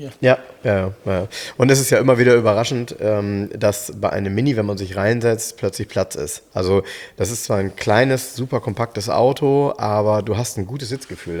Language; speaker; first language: German; native; German